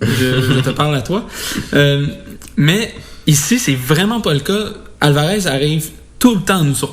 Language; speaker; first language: French; native; French